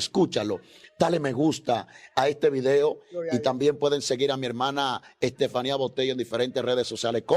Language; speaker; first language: Spanish; native; Spanish